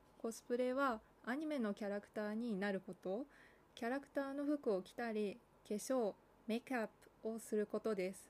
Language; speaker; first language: Japanese; native; Japanese